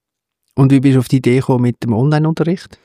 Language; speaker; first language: German; native; German